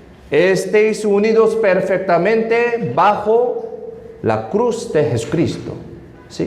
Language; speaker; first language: Spanish; non-native, fluent; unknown